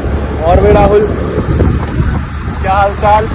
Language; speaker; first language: Hindi; native; Hindi